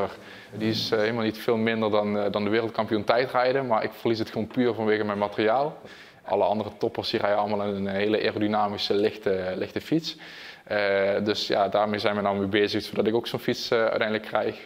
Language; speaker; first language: Dutch; native; Dutch